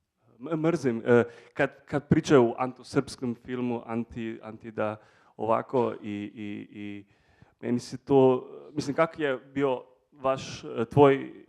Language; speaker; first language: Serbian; early bilingual, heritage; Serbian